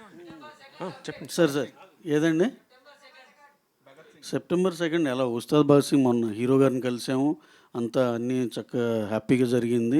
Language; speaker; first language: Telugu; native; Telugu